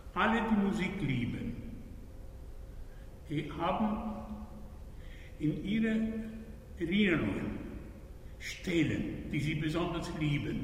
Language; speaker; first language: German; non-native, fluent; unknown